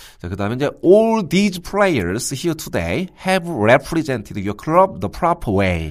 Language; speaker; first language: English; non-native, fluent; Korean